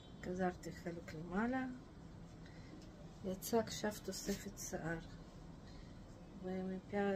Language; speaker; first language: Hebrew; non-native, fluent; Russian